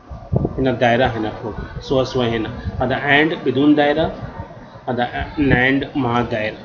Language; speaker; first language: Arabic; non-native, learner; Urdu